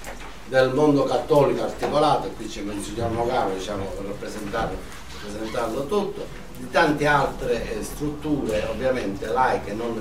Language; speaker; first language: Italian; native; Italian